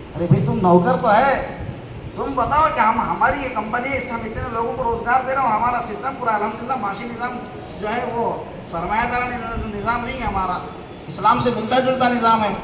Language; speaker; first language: Urdu; native; Urdu